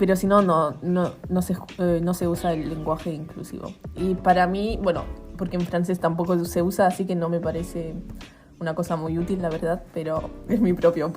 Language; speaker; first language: Spanish; early bilingual, heritage; Spanish